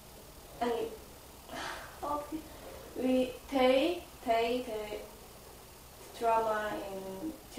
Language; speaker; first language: English; non-native, learner; Korean